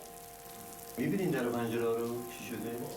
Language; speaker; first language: Persian; native; Persian